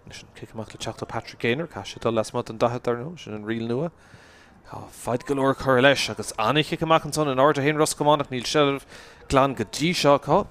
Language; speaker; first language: Irish; native; Irish